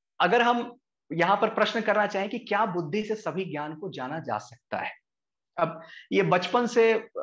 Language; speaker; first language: Hindi; native; Hindi